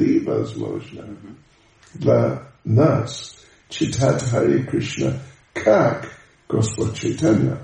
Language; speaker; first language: Russian; non-native, learner; English